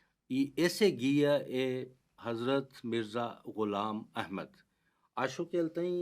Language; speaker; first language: Portuguese; non-native, fluent; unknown